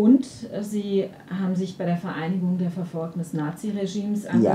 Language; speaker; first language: German; native; German